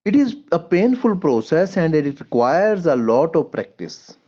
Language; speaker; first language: English; non-native, local second language; Punjabi